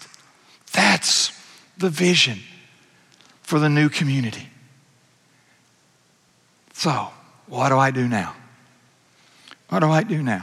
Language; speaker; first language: English; native; English